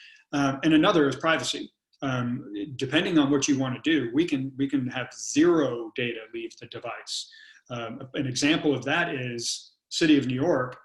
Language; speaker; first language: English; native; English